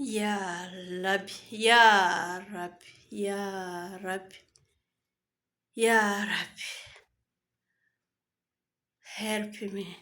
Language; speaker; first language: Arabic; non-native, learner; Kinyarwanda